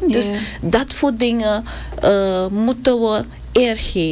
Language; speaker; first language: Dutch; non-native, local second language; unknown